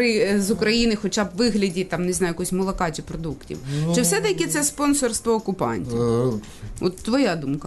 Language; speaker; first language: Ukrainian; native; Ukrainian